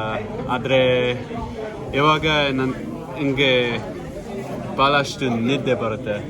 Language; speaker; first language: Kannada; non-native, learner; English